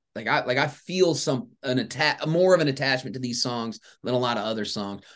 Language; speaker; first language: English; native; English